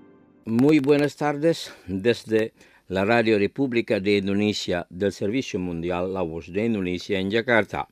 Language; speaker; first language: Spanish; non-native, fluent; Indonesian